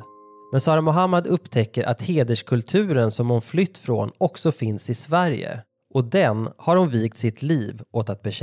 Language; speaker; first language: Swedish; native; Swedish